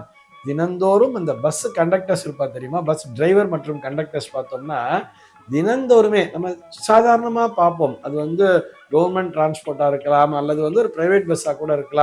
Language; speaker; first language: Tamil; native; Tamil